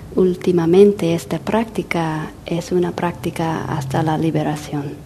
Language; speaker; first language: Spanish; non-native, fluent; English